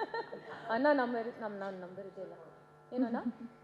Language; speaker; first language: Kannada; non-native, learner; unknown